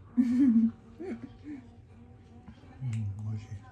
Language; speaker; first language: Japanese; non-native, fluent; Swedish